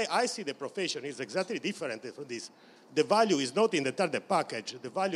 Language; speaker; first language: English; non-native, fluent; Italian